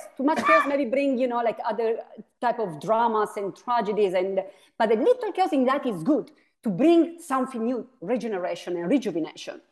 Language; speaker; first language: English; non-native, fluent; Italian